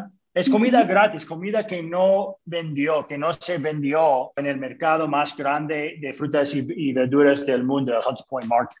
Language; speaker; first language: Spanish; early bilingual, other home language; English